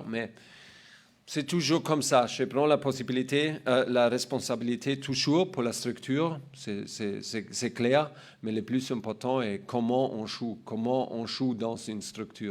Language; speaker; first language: French; non-native, learner; German